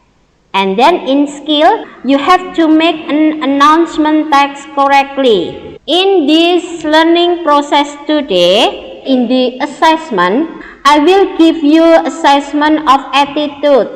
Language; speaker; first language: English; non-native, learner; Indonesian